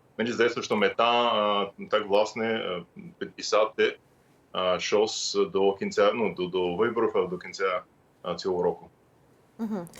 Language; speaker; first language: Ukrainian; non-native, fluent; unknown